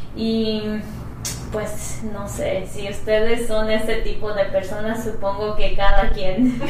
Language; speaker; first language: Spanish; native; Spanish